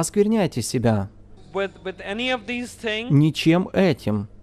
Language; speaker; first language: Russian; native; Russian